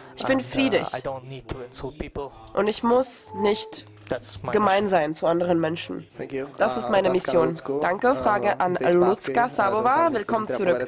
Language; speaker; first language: German; non-native, fluent; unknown